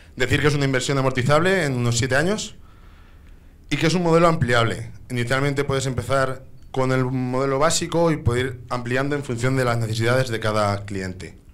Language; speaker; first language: Spanish; native; Spanish